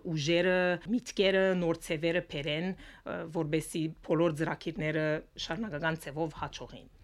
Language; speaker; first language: Armenian; early bilingual, heritage; Armenian